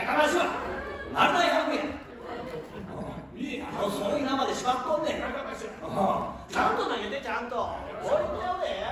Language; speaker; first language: Japanese; native; Japanese